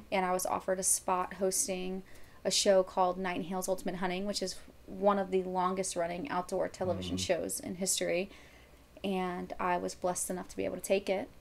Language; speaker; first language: English; native; English